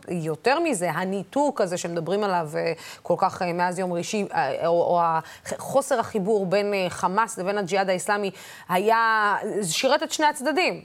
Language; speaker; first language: Hebrew; non-native, local second language; Arabic